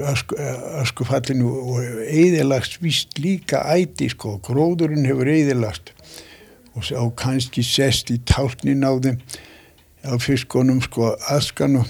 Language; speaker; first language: Icelandic; native; Icelandic